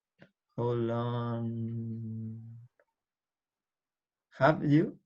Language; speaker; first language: English; non-native, learner; Spanish